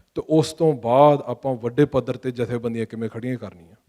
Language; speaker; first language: Punjabi; early bilingual, heritage; Punjabi